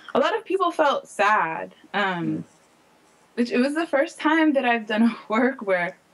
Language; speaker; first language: English; native; English